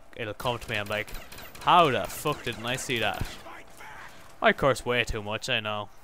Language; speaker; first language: English; native; English